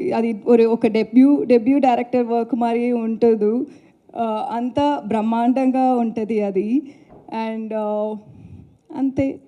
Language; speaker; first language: Telugu; non-native, learner; Tamil